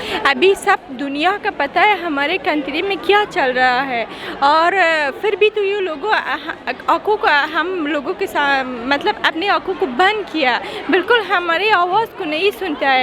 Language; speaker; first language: Hindi; non-native, learner; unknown